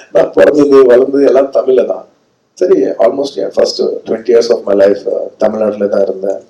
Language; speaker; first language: Tamil; non-native, local second language; Telugu